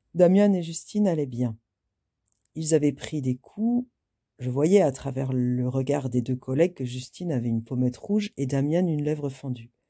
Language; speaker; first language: French; native; French